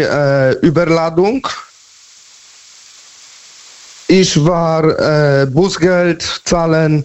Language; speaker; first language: German; non-native, learner; Polish